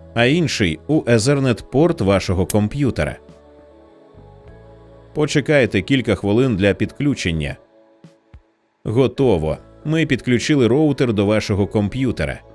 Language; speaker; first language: Ukrainian; native; Ukrainian